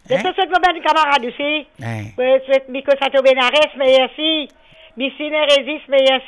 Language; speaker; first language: French; non-native, local second language; Morisyen